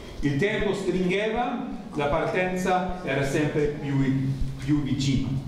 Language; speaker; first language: Italian; non-native, learner; German